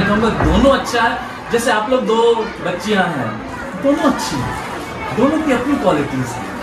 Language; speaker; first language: Hindi; native; Hindi